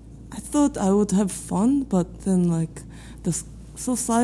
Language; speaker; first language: English; non-native, fluent; Korean